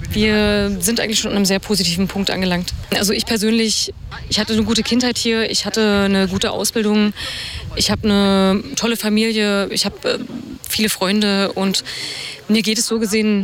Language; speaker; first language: German; native; German